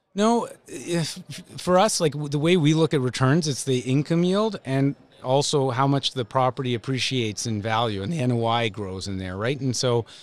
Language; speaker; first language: English; native; English